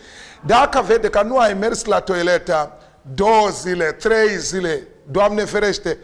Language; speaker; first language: Romanian; non-native, learner; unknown